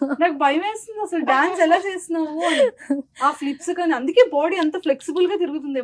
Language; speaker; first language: Telugu; native; Telugu